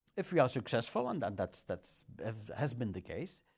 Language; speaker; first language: English; non-native, fluent; Dutch